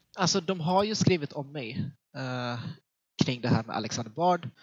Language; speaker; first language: Swedish; early bilingual, other home language; Vietnamese